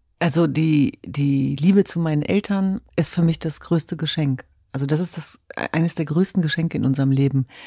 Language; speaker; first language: German; early bilingual, other home language; Kurdish